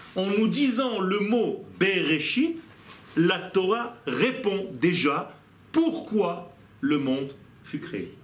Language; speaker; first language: French; non-native, fluent; Hebrew